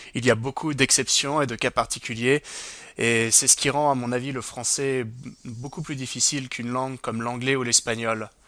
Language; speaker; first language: French; native; French